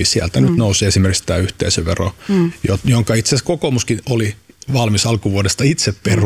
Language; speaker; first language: Finnish; native; Finnish